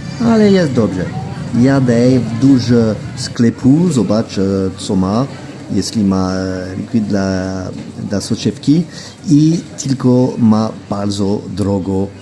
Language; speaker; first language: Polish; non-native, learner; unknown